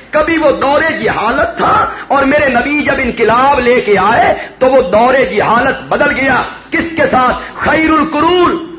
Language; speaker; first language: Urdu; non-native, local second language; Punjabi